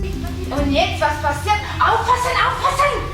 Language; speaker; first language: German; non-native, learner; French